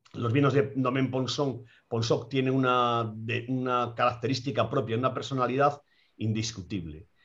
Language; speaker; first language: Spanish; native; Spanish